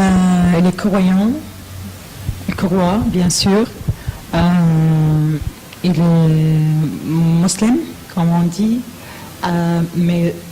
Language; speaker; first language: French; non-native, learner; Arabic